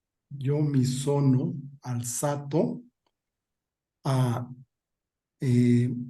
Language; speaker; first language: Italian; non-native, learner; Spanish